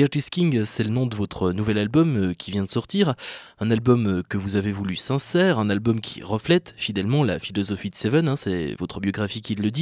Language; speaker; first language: French; native; French